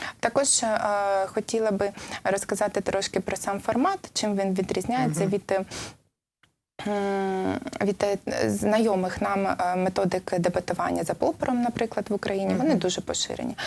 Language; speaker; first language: Ukrainian; native; Ukrainian